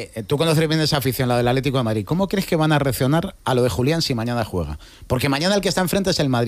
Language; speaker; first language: Spanish; native; Spanish